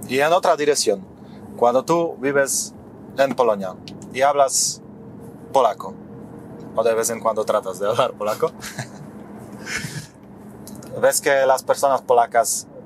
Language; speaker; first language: Spanish; non-native, fluent; Polish